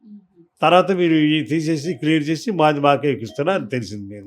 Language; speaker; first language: Telugu; native; Telugu